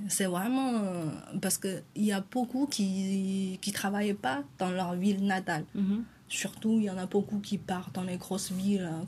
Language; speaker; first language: French; non-native, fluent; Chinese